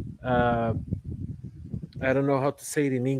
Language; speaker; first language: English; non-native, learner; Spanish